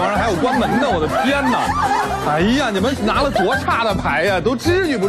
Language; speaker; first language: Chinese; native; Chinese